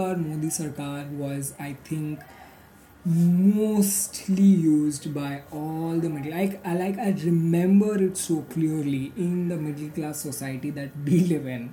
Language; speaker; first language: English; non-native, local second language; Marathi